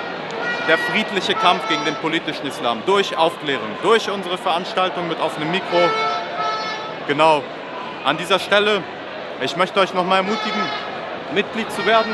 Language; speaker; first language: German; native; German